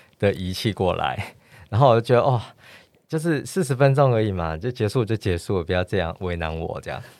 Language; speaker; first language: Chinese; native; Chinese